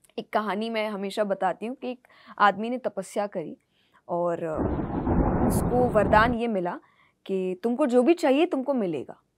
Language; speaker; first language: Hindi; native; Hindi